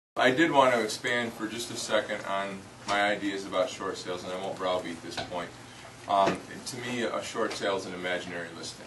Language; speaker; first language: English; native; English